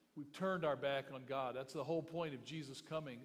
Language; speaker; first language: English; native; English